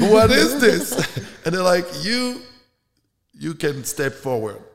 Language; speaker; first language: English; non-native, fluent; French